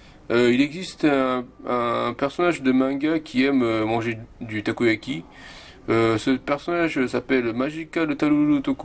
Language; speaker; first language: French; non-native, fluent; Japanese